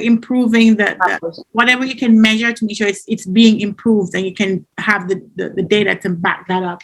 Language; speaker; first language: English; native; English